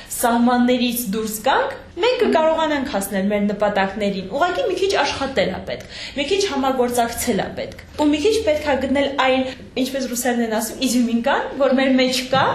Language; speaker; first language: Armenian; native; Armenian